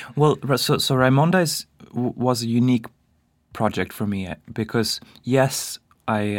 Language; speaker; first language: English; non-native, fluent; Swedish